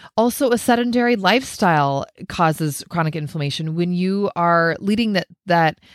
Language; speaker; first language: English; native; English